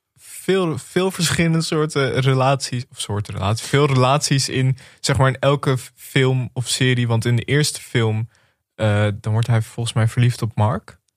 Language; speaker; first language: Dutch; native; Dutch